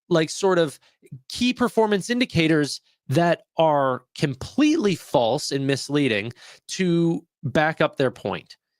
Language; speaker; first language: English; native; English